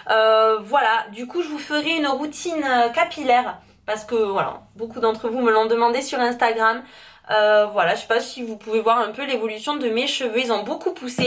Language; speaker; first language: French; native; French